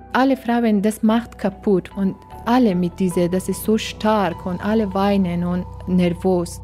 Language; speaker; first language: German; non-native, learner; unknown